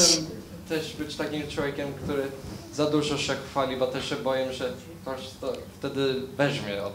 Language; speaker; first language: Polish; early bilingual, heritage; Polish